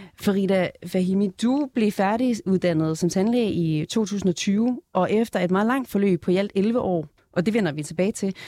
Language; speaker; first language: Danish; native; Danish